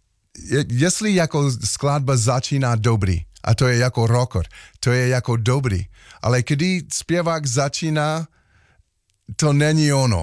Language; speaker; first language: Czech; non-native, learner; English